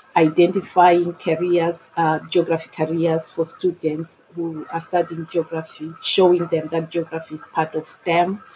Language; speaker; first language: English; non-native, local second language; Shona